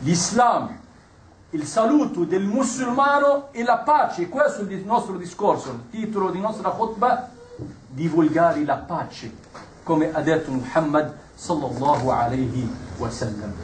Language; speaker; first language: Italian; non-native, fluent; Arabic